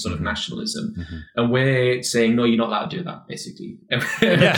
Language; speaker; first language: English; native; English